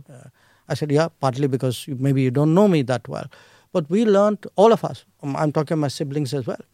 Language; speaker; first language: English; non-native, local second language; Hindi